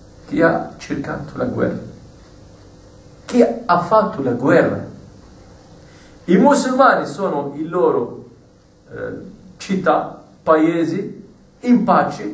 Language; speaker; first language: Italian; non-native, fluent; Arabic